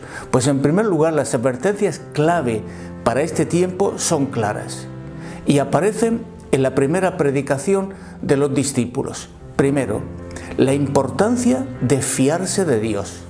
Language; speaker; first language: Spanish; native; Spanish